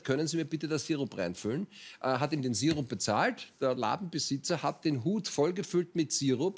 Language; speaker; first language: German; native; German